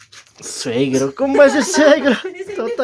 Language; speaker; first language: Spanish; native; Spanish